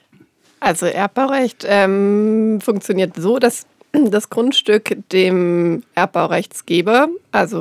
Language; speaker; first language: German; native; German